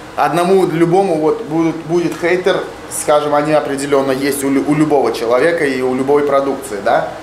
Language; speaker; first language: Russian; native; Russian